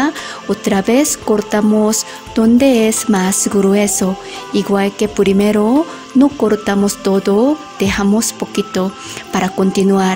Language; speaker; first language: Spanish; non-native, learner; Korean